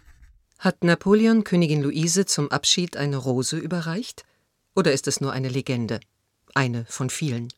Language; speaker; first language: German; native; German